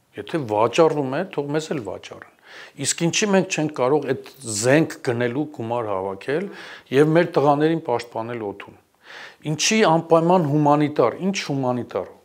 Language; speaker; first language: Armenian; native; Armenian